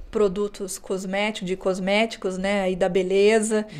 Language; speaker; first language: Portuguese; native; Portuguese